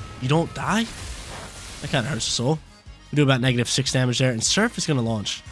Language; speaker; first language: English; native; English